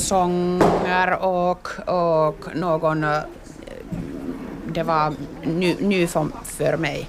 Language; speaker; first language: Swedish; non-native, learner; Finnish